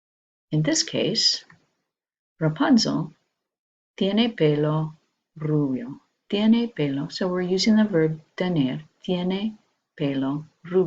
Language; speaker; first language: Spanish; non-native, fluent; English